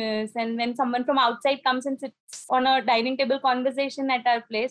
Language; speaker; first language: English; non-native, local second language; Marathi